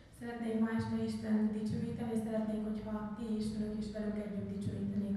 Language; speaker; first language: Hungarian; native; Hungarian